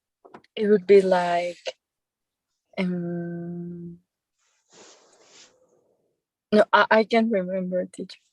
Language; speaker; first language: English; non-native, learner; Spanish